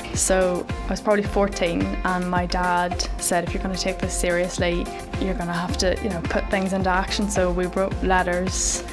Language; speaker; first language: English; native; English